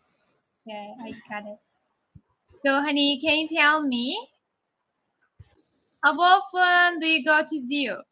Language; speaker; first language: English; non-native, fluent; Turkish